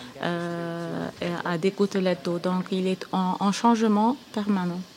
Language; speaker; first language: French; non-native, fluent; Arabic